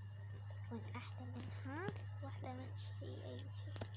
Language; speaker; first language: Arabic; native; Arabic